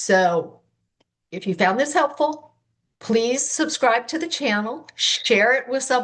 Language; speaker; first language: English; native; English